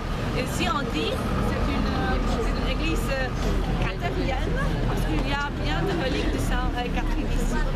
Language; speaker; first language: French; non-native, learner; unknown